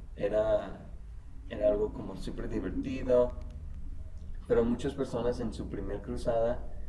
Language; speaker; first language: Spanish; non-native, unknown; English